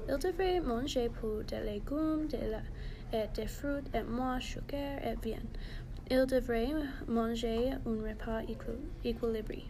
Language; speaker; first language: French; non-native, learner; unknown